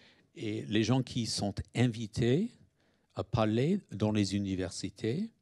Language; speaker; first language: French; non-native, fluent; English